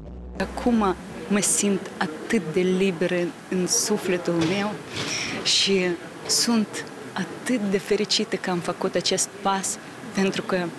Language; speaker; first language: Romanian; non-native, local second language; Russian